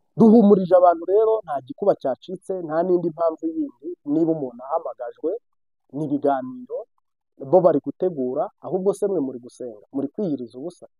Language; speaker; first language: Kinyarwanda; native; Kinyarwanda